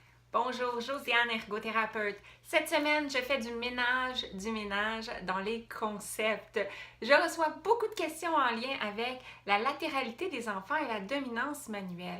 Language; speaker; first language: French; native; French